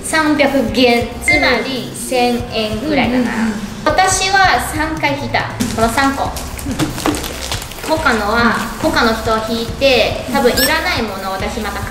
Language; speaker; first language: Japanese; non-native, fluent; Chinese